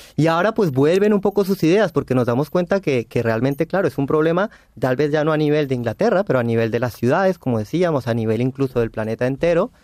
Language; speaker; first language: Spanish; native; Spanish